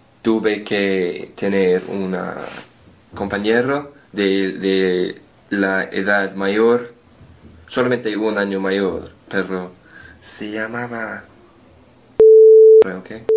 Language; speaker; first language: Spanish; non-native, learner; English